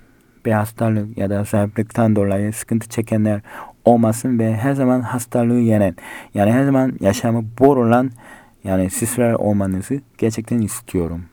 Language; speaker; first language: Turkish; non-native, fluent; Korean